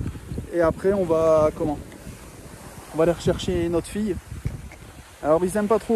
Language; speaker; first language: French; native; French